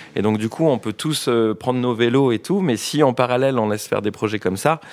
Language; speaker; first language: French; native; French